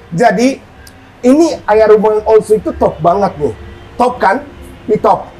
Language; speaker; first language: Indonesian; non-native, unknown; Japanese